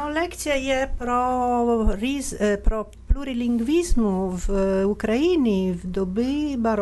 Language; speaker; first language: Ukrainian; non-native, fluent; Italian